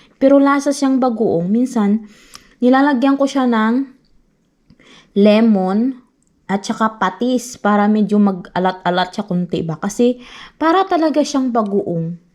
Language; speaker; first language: Filipino; non-native, local second language; Cebuano